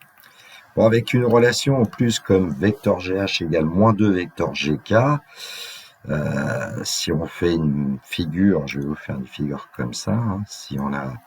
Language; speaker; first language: French; native; French